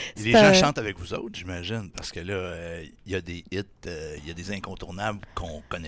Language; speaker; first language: French; native; French